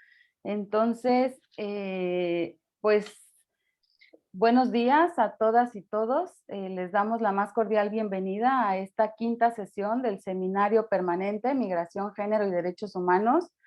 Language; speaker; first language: Spanish; native; Spanish